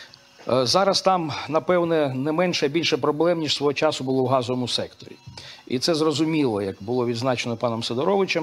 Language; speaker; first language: Ukrainian; native; Ukrainian